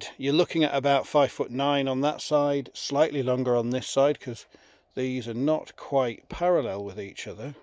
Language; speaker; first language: English; native; English